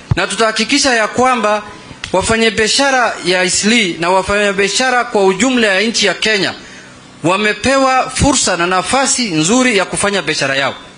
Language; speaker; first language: Swahili; non-native, local second language; Somali